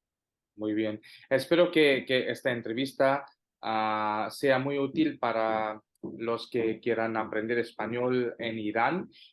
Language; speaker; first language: Spanish; non-native, fluent; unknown